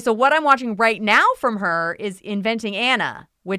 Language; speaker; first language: English; native; English